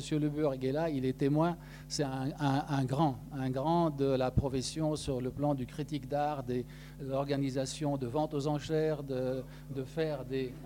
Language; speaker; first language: French; non-native, local second language; Arabic